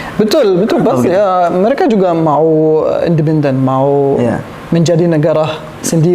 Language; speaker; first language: Indonesian; non-native, learner; Arabic